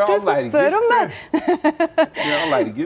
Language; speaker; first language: Norwegian; native; Norwegian